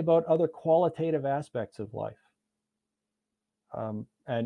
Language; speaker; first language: English; native; English